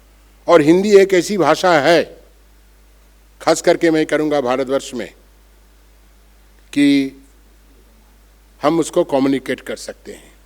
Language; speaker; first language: Hindi; non-native, local second language; Bangla